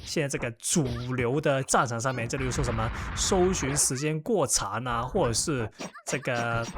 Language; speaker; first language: Chinese; non-native, local second language; Cantonese